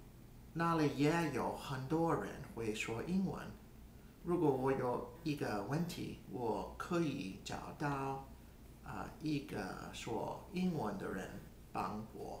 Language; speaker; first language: Chinese; non-native, learner; English